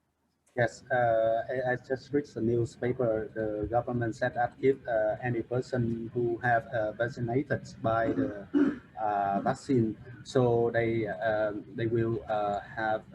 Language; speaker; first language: English; non-native, learner; Vietnamese